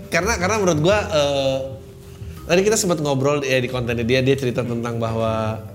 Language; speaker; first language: Indonesian; native; Indonesian